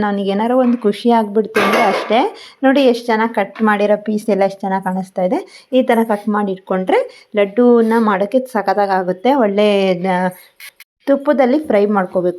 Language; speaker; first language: Kannada; native; Kannada